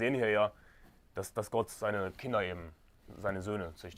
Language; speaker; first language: German; native; German